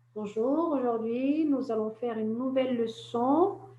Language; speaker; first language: French; non-native, local second language; Arabic